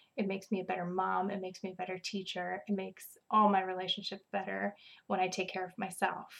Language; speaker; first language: English; native; English